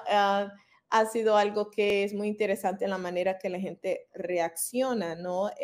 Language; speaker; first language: Spanish; early bilingual, heritage; Spanish